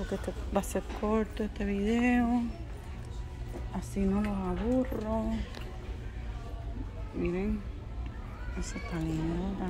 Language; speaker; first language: Spanish; early bilingual, heritage; Spanish